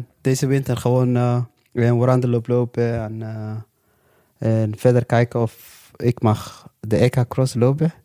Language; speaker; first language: Dutch; non-native, local second language; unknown